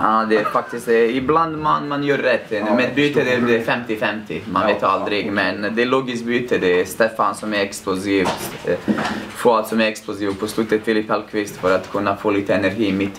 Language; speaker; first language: Swedish; non-native, fluent; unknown